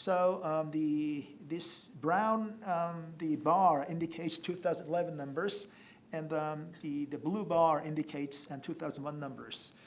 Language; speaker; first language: English; non-native, fluent; Korean